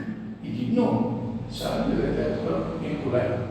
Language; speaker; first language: French; non-native, learner; Portuguese